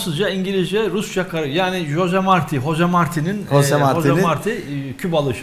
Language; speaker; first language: Turkish; native; Turkish